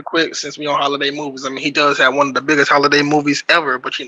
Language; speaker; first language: English; native; English